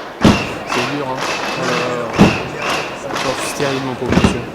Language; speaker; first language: French; native; French